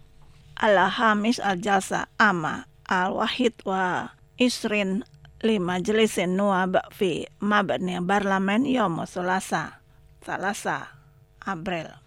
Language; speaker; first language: Arabic; non-native, fluent; Indonesian